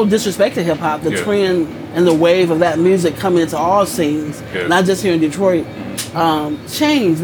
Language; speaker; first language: English; native; English